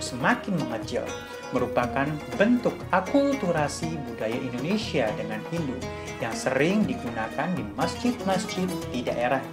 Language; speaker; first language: Indonesian; native; Indonesian